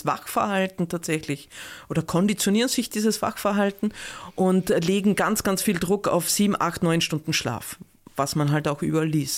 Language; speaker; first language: German; native; German